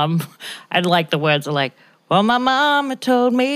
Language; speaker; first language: English; native; English